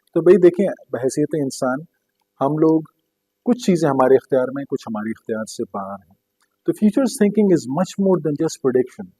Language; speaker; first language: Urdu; native; Urdu